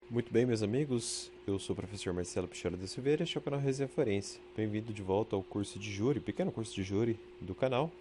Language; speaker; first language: Portuguese; native; Portuguese